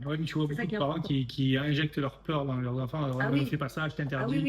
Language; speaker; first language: French; native; French